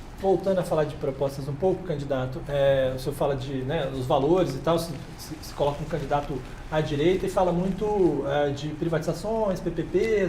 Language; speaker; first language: Portuguese; native; Portuguese